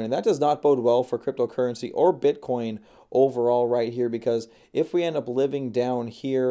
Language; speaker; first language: English; native; English